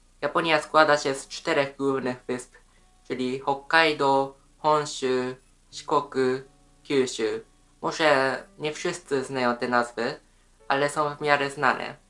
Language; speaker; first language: Polish; non-native, fluent; Japanese